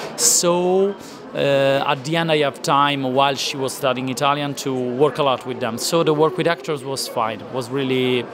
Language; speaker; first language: English; non-native, fluent; Italian